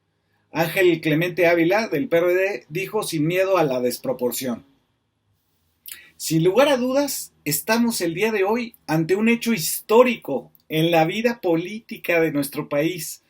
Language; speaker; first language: Spanish; native; Spanish